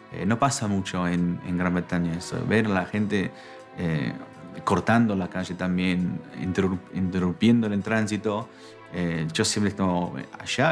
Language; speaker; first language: Spanish; non-native, fluent; English